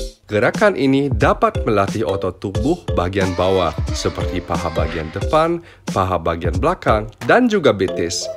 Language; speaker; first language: Indonesian; native; Indonesian